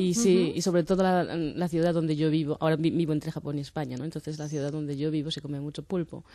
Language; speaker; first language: Spanish; non-native, fluent; Japanese